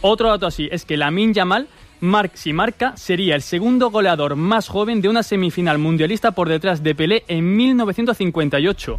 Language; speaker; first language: Spanish; native; Spanish